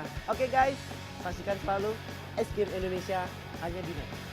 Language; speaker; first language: Indonesian; native; Indonesian